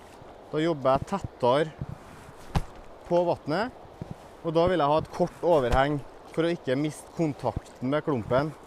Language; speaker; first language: Norwegian; native; Norwegian